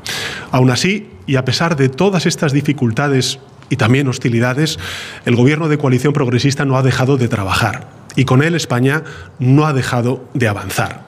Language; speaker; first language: Spanish; native; Spanish